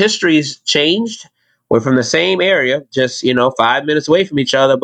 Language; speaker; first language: English; native; English